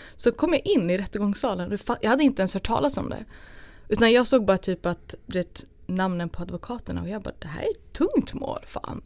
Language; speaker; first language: Swedish; early bilingual, other home language; Turoyo